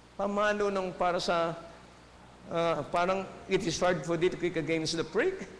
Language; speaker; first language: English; non-native, local second language; Filipino